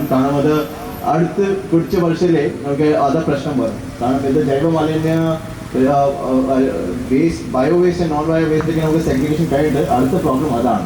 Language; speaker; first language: Malayalam; non-native, fluent; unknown